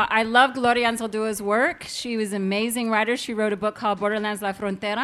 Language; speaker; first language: English; native; English